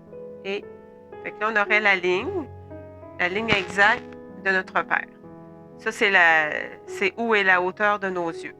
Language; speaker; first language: French; native; French